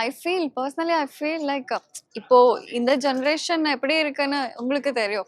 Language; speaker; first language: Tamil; non-native, learner; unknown